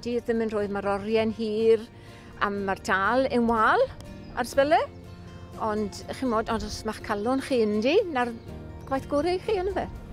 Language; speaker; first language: Welsh; native; Welsh